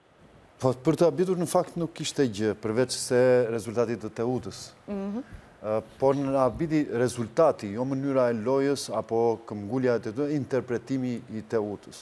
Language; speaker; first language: Albanian; native; Albanian